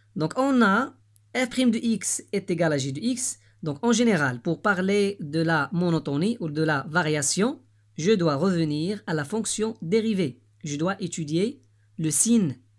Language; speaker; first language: French; non-native, local second language; Arabic